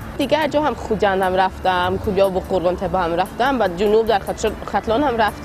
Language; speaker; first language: Persian; non-native, learner; Swedish